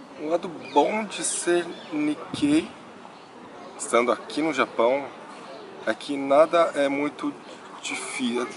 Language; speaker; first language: Portuguese; native; Portuguese